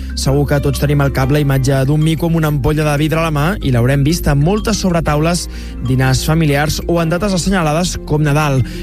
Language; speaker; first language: Catalan; native; Catalan